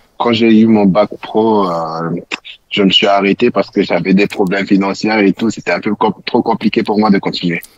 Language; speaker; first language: French; non-native, local second language; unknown